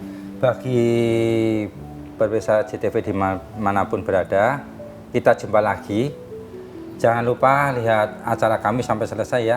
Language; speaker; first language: Indonesian; non-native, local second language; Javanese